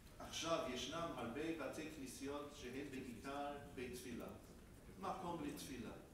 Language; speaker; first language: Hebrew; non-native, fluent; English